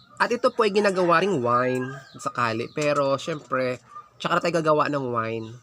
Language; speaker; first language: Filipino; non-native, local second language; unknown